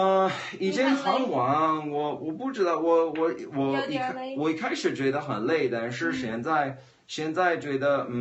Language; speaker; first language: Chinese; non-native, fluent; English